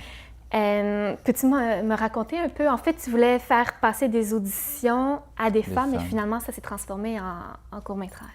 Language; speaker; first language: French; native; French